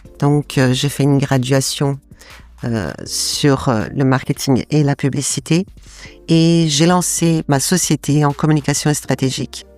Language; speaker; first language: French; non-native, fluent; Portuguese